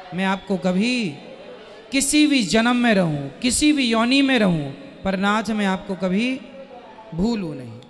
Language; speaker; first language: Hindi; native; Hindi